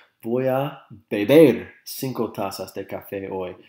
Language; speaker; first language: Spanish; non-native, fluent; English